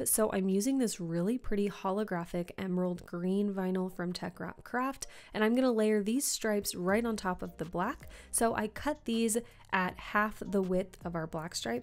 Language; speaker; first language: English; native; English